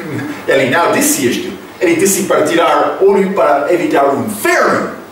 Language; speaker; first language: Portuguese; non-native, fluent; English